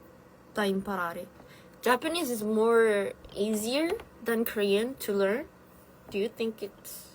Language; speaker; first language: English; non-native, fluent; Italian